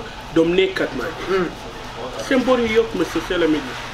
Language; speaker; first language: Swedish; non-native, learner; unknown